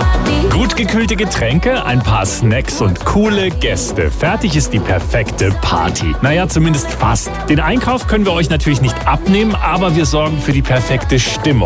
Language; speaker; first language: German; native; German